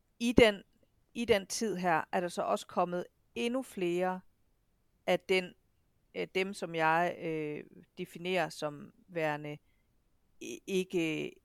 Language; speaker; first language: Danish; native; Danish